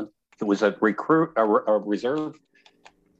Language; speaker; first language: English; native; English